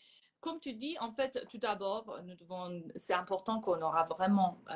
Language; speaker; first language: French; non-native, fluent; Persian